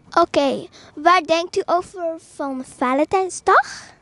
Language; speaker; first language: Dutch; native; Dutch